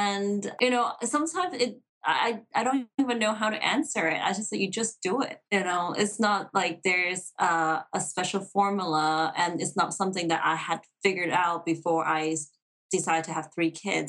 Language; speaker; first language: English; non-native, local second language; Cantonese